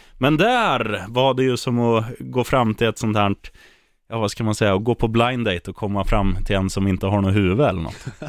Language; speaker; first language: Swedish; native; Swedish